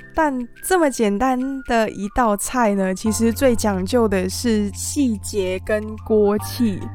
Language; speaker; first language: Chinese; non-native, fluent; Cantonese